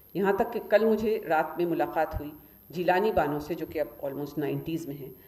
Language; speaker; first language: Hindi; native; Hindi